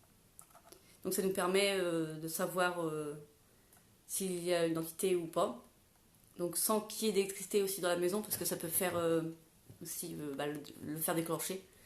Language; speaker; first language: French; native; French